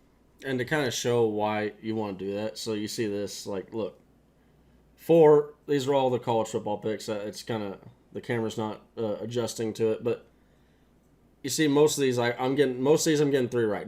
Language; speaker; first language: English; native; English